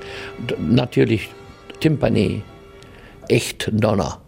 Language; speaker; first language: German; non-native, learner; English